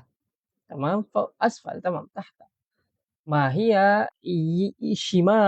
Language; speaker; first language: Arabic; non-native, fluent; Malay